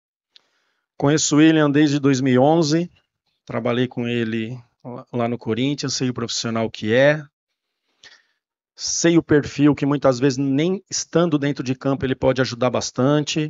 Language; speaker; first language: Portuguese; native; Portuguese